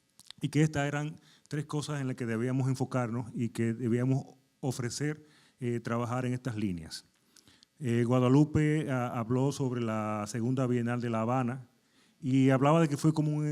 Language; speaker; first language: Spanish; native; Spanish